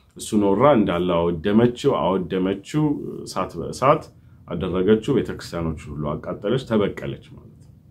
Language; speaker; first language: Amharic; native; Amharic